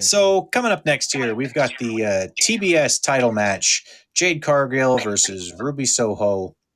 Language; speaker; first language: English; native; English